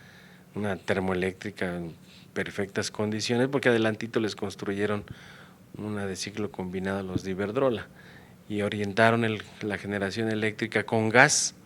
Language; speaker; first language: Spanish; native; Spanish